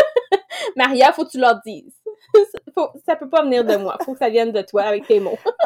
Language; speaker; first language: French; native; French